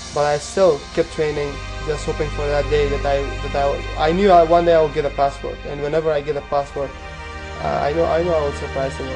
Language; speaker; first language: English; non-native, fluent; Persian